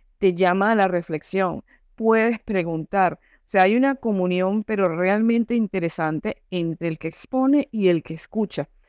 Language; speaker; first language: Spanish; native; Spanish